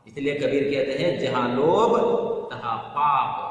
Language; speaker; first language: Hindi; non-native, local second language; Kannada